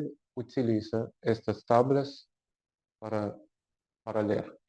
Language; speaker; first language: Spanish; non-native, learner; Russian